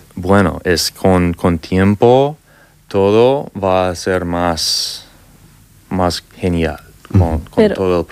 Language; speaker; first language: Spanish; non-native, learner; English